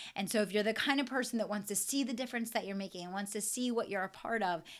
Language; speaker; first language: English; native; English